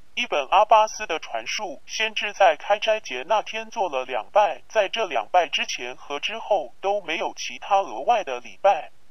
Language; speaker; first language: Chinese; non-native, local second language; Cantonese